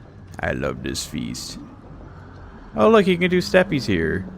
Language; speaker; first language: English; native; English